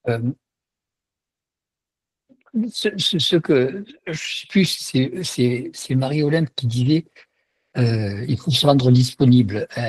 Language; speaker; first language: French; native; French